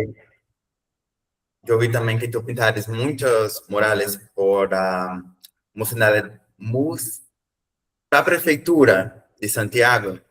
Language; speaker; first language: Spanish; non-native, learner; Portuguese